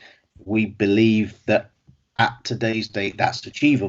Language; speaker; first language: English; native; English